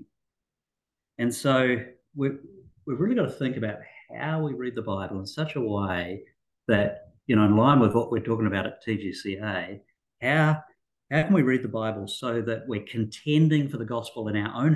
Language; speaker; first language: English; native; English